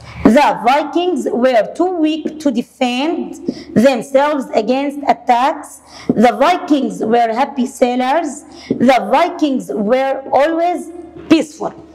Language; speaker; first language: English; non-native, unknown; Arabic